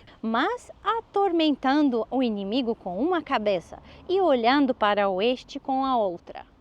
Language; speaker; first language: Portuguese; non-native, fluent; Russian